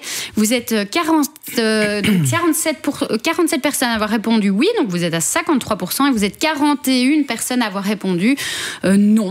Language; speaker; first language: French; native; French